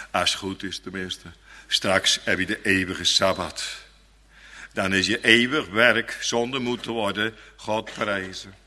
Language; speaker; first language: Dutch; native; Dutch